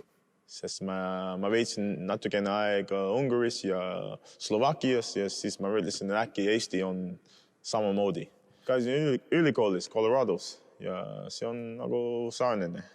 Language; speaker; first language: Estonian; non-native, fluent; English